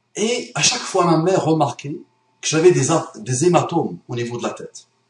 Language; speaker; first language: French; early bilingual, other home language; Arabic